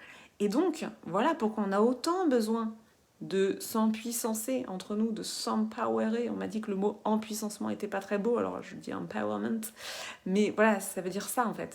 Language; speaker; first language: French; native; French